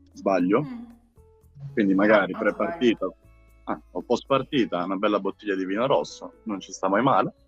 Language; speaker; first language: Italian; native; Italian